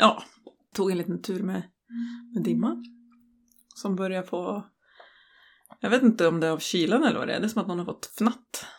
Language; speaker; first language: Swedish; native; Swedish